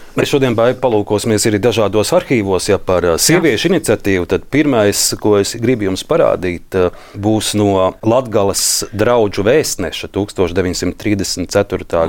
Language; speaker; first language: Latvian; native; Latvian